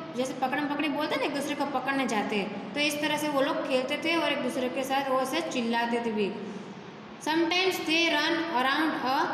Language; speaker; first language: Hindi; non-native, local second language; Gujarati